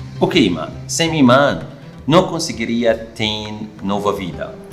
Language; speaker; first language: Portuguese; non-native, learner; Arabic